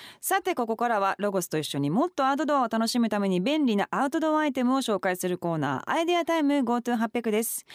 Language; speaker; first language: Japanese; native; Japanese